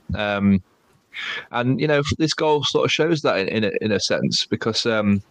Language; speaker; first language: English; native; English